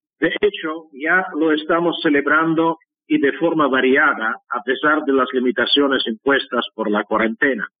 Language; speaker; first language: Spanish; non-native, fluent; Russian